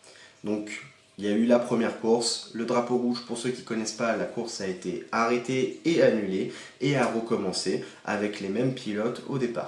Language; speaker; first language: French; native; French